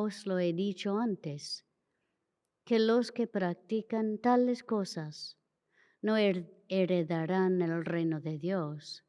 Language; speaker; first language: Spanish; native; Spanish